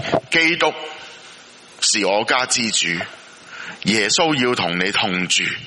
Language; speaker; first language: Cantonese; native; Cantonese